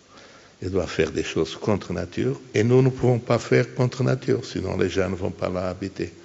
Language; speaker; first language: French; non-native, fluent; Portuguese